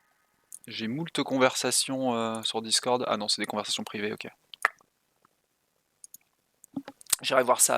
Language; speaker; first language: French; native; French